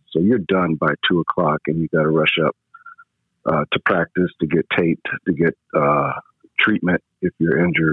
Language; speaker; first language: English; native; English